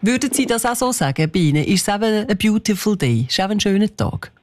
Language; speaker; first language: German; native; German